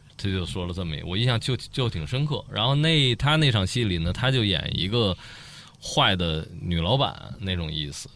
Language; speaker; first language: Chinese; native; Chinese